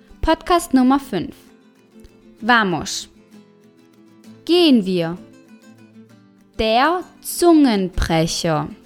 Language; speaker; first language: German; non-native, fluent; Spanish